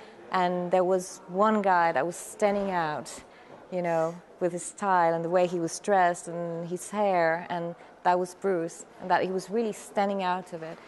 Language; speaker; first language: English; non-native, fluent; French